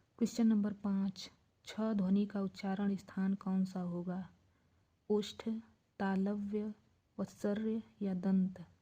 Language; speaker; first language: Hindi; native; Hindi